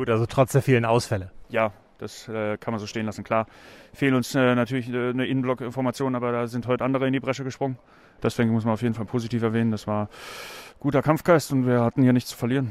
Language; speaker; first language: German; native; German